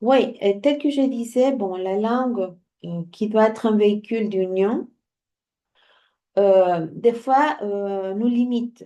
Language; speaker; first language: French; non-native, fluent; Spanish